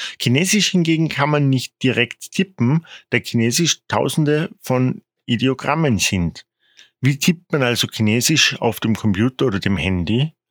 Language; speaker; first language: German; non-native, fluent; Korean